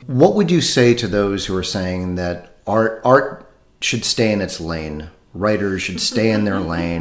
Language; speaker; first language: English; native; English